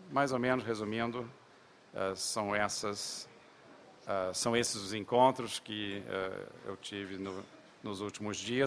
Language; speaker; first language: Portuguese; native; Portuguese